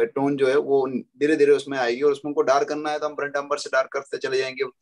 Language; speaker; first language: Hindi; native; Hindi